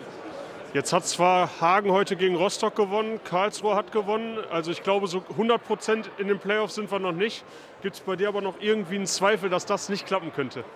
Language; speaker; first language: German; native; German